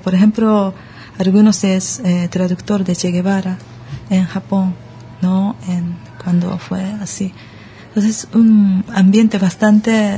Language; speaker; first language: Spanish; early bilingual, other home language; Japanese